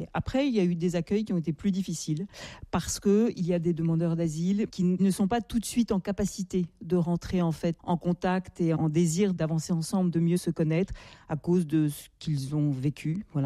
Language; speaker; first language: French; native; French